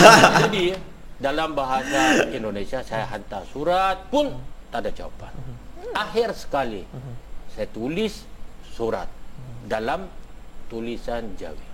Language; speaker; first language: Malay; non-native, fluent; Korean